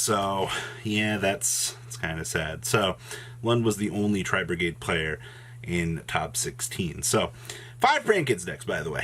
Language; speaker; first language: English; native; English